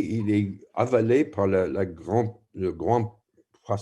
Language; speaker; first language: French; non-native, fluent; English